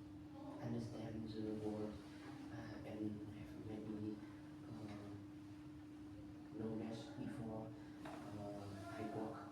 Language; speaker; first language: English; non-native, learner; Vietnamese